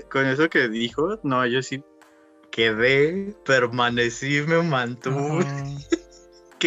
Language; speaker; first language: Spanish; native; Spanish